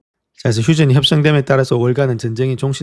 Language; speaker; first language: Korean; native; Korean